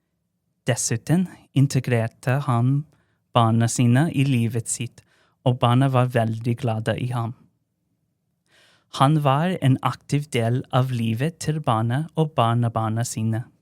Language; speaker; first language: Norwegian; non-native, fluent; English